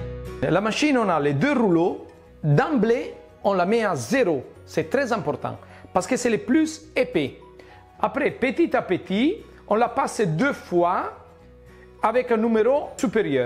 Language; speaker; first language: French; non-native, fluent; Italian